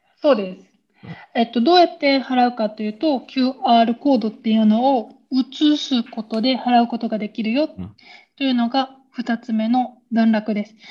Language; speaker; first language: Japanese; native; Japanese